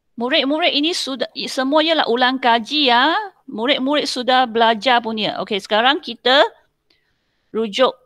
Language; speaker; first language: Malay; non-native, local second language; Chinese